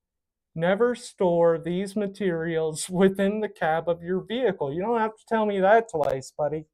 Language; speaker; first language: English; native; English